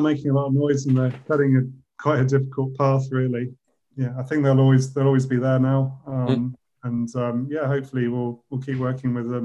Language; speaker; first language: English; native; English